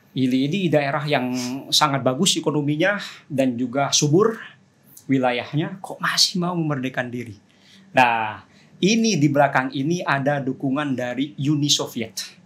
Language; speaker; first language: Indonesian; non-native, local second language; Madurese